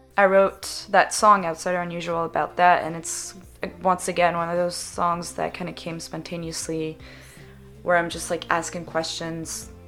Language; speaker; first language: English; non-native, fluent; French